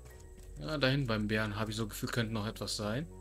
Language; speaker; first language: German; native; German